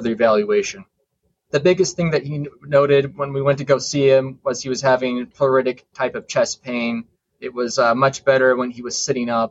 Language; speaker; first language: English; native; English